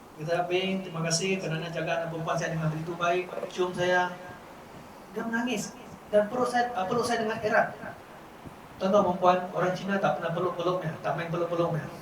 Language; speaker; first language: Malay; non-native, local second language; Chinese